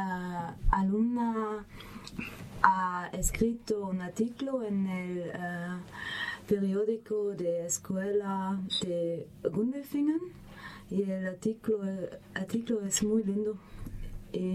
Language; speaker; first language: Spanish; non-native, learner; German